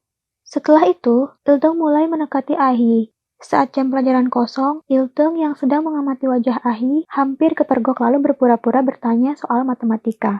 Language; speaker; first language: Indonesian; native; Indonesian